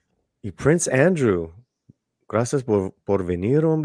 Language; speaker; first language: Spanish; early bilingual, heritage; English